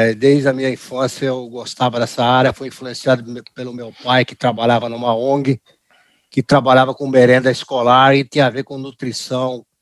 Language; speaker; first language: Portuguese; early bilingual, other home language; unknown